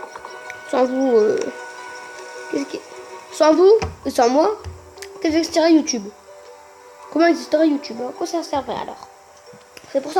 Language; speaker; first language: French; native; French